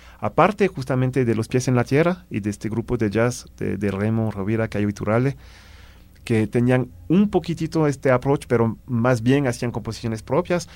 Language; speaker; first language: Spanish; non-native, fluent; French